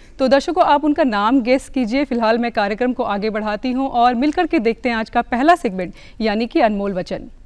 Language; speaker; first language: Hindi; native; Hindi